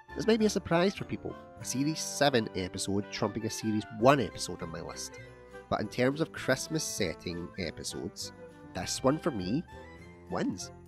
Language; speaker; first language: English; native; English